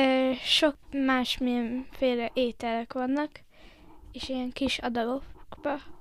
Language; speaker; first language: Hungarian; early bilingual, heritage; Hungarian